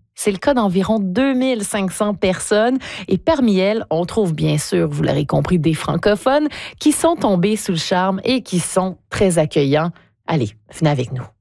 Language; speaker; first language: French; native; French